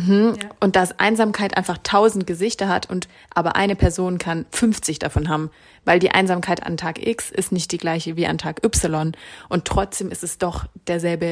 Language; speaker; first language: German; native; German